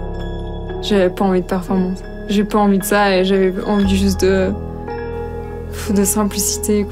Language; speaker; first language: French; native; French